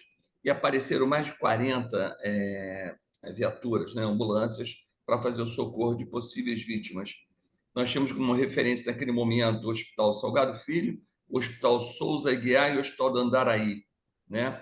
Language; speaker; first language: Portuguese; native; Portuguese